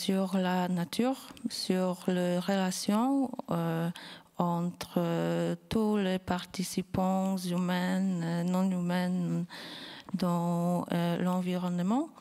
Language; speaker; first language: French; non-native, fluent; Polish